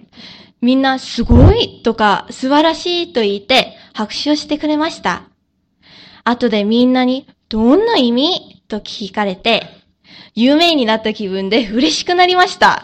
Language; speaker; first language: Japanese; non-native, learner; Korean